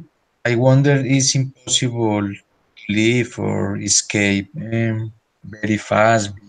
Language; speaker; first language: English; non-native, learner; Spanish